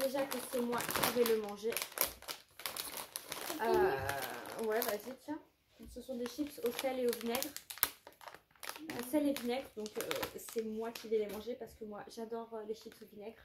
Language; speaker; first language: French; native; French